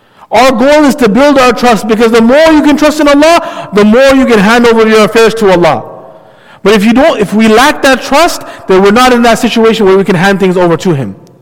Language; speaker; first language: English; native; English